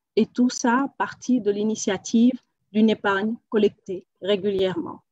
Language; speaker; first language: French; non-native, local second language; Wolof